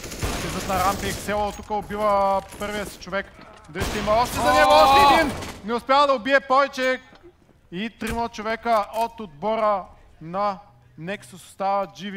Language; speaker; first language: Bulgarian; native; Bulgarian